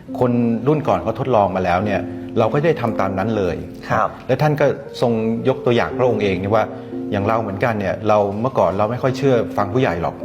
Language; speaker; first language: Thai; native; Thai